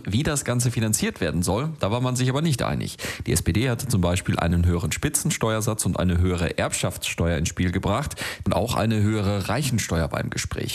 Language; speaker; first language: German; native; German